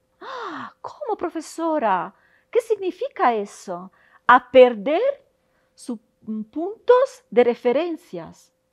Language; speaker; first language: Spanish; non-native, fluent; Italian